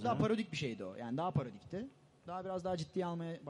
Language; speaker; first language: Turkish; native; Turkish